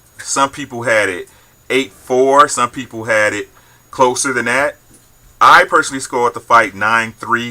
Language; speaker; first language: English; native; English